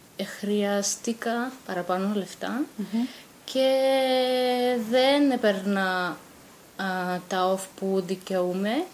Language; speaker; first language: Greek; non-native, fluent; Bulgarian